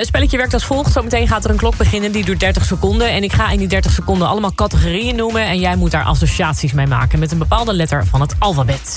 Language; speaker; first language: Dutch; native; Dutch